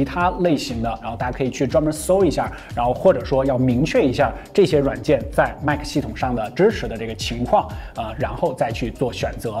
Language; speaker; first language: Chinese; native; Chinese